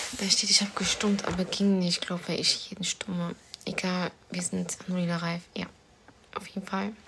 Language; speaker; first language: German; early bilingual, other home language; Persian